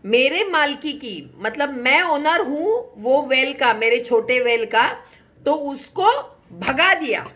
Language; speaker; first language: Hindi; non-native, local second language; Marathi